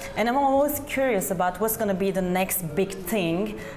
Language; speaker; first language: English; non-native, fluent; Turkish